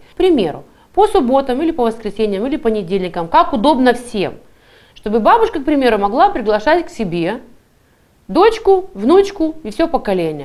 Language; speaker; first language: Russian; native; Russian